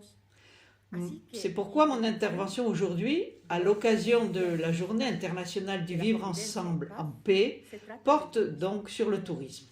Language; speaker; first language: French; non-native, fluent; Arabic